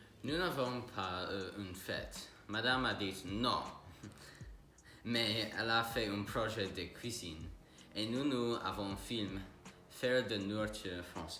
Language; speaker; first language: French; non-native, learner; English